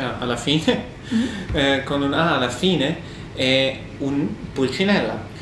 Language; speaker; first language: Italian; non-native, learner; German